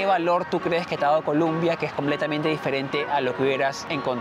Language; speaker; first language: Spanish; native; Spanish